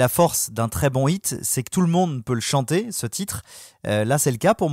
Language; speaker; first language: French; native; French